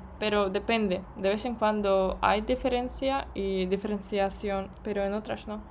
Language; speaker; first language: Spanish; non-native, fluent; Russian